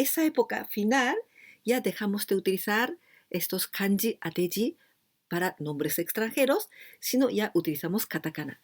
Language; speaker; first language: Spanish; non-native, fluent; Japanese